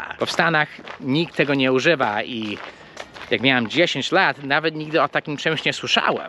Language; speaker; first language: Polish; non-native, fluent; English